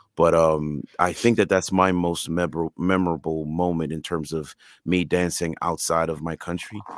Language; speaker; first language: English; non-native, fluent; French